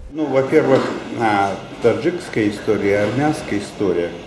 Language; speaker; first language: Russian; non-native, local second language; Tajik